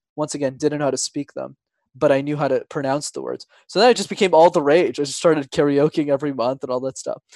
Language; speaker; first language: English; non-native, fluent; Tamil